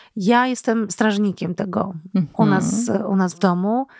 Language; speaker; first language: Polish; native; Polish